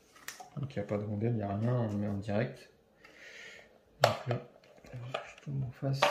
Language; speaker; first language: French; native; French